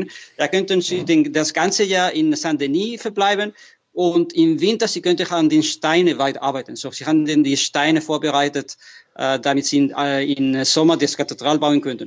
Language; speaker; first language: German; non-native, fluent; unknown